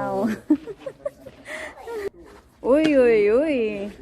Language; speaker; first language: Swedish; non-native, learner; Filipino